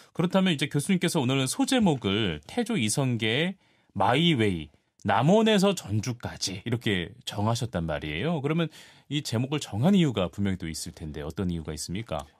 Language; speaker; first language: Korean; native; Korean